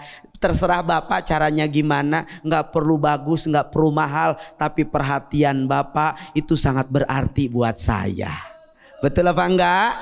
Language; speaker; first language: Indonesian; native; Indonesian